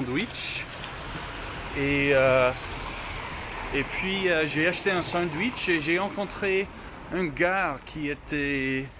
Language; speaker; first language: French; non-native, learner; English